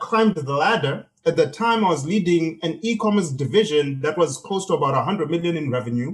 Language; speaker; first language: English; non-native, local second language; Shona